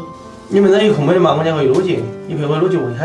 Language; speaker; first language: Chinese; native; Chinese